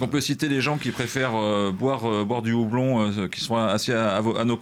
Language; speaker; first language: French; native; French